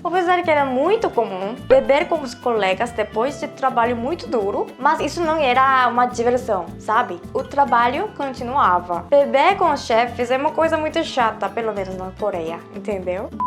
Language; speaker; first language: Portuguese; non-native, fluent; Korean